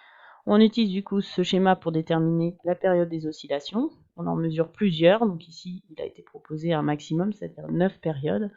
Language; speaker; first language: French; native; French